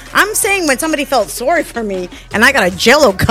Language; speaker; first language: English; non-native, fluent; Spanish